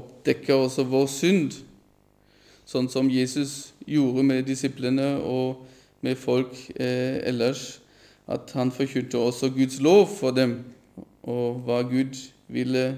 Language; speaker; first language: Norwegian; non-native, fluent; German